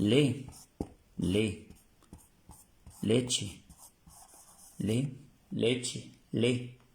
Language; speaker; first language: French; non-native, fluent; Spanish